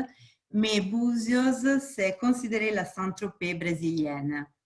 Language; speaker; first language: French; non-native, fluent; Portuguese